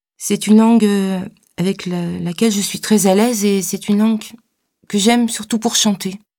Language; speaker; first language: French; native; French